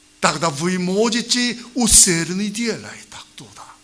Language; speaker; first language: Russian; non-native, learner; Korean